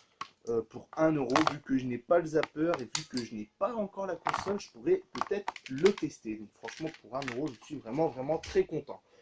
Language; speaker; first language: French; native; French